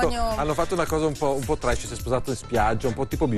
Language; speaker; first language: Italian; native; Italian